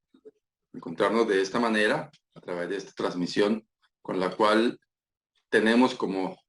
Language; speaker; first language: Spanish; native; Spanish